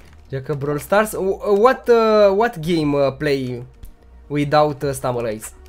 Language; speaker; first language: English; non-native, learner; Romanian